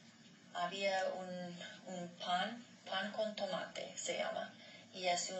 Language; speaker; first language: Spanish; non-native, learner; English